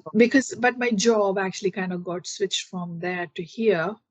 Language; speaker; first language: English; non-native, local second language; Malayalam